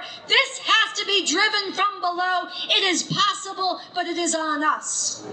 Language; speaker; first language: English; native; English